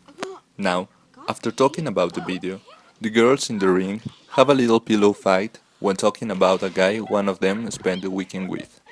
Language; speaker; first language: English; non-native, fluent; Spanish